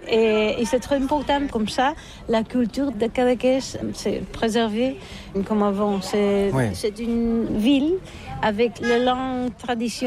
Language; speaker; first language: French; non-native, learner; Catalan